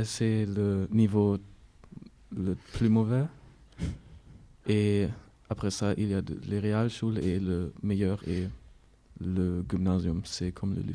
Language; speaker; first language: French; non-native, learner; German